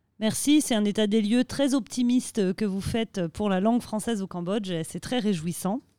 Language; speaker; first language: French; native; French